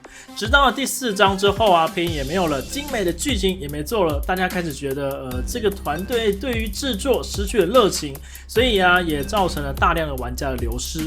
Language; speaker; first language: Chinese; native; Chinese